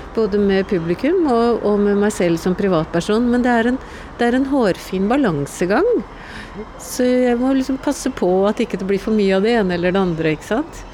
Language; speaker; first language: Norwegian; native; Norwegian